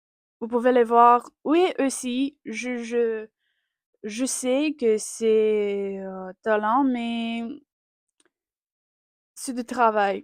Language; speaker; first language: French; non-native, learner; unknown